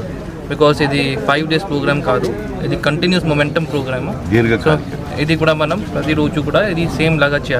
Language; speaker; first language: Telugu; non-native, fluent; Hindi